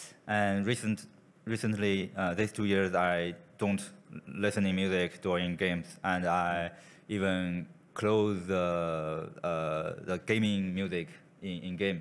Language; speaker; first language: English; non-native, learner; Chinese